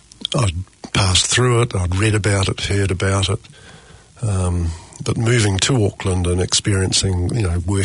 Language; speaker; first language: English; native; English